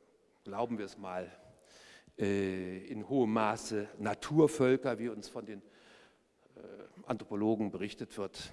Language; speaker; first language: German; native; German